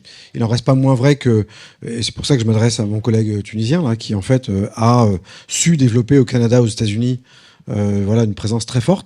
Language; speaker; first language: French; native; French